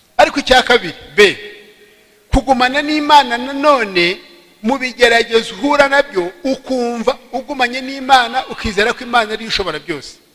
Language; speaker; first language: Kinyarwanda; early bilingual, heritage; Kinyarwanda